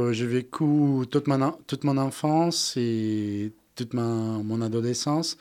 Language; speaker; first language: French; non-native, fluent; Portuguese